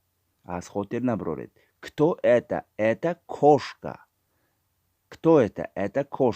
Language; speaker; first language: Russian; non-native, fluent; Tajik